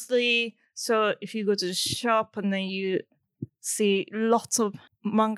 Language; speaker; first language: English; non-native, fluent; Japanese